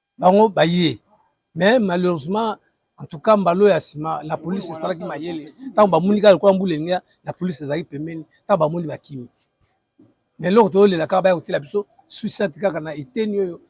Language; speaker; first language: Lingala; native; Lingala